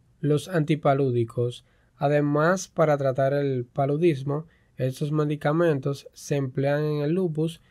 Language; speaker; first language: Spanish; native; Spanish